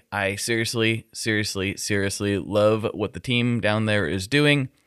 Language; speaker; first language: English; early bilingual, other home language; Italian